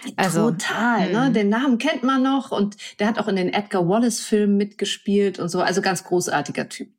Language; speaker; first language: German; native; German